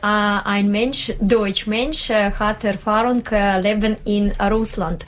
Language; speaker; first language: German; non-native, learner; Russian